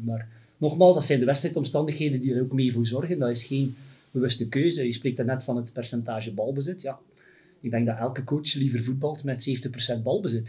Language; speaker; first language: Dutch; native; Dutch